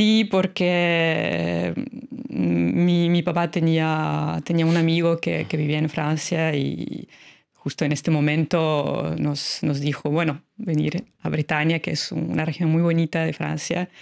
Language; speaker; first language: Spanish; non-native, fluent; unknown